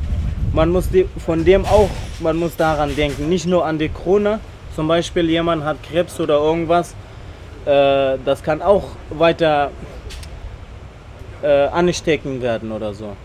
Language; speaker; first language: German; non-native, learner; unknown